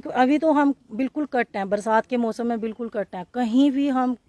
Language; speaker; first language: Hindi; native; Hindi